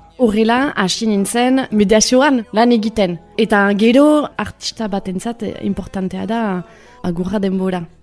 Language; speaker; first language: Basque; early bilingual, other home language; Spanish